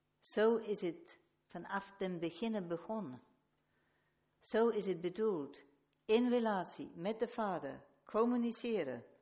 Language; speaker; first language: Dutch; non-native, fluent; English